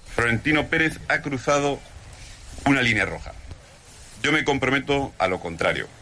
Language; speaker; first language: Spanish; native; Spanish